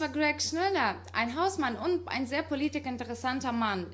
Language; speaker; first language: German; non-native, fluent; Russian